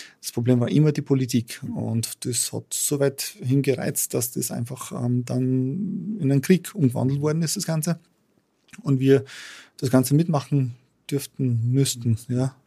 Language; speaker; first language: German; non-native, fluent; Albanian